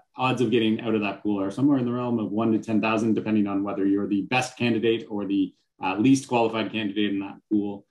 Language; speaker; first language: English; native; English